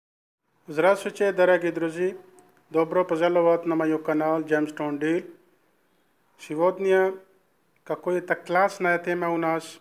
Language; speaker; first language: Russian; non-native, learner; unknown